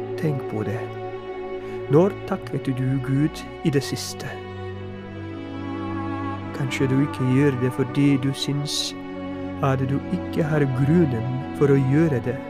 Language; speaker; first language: Norwegian; non-native, fluent; Polish